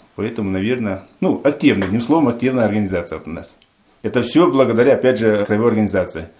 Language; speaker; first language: Russian; non-native, local second language; Tajik